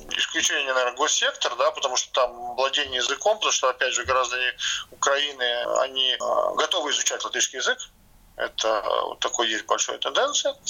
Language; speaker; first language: Russian; non-native, local second language; Latvian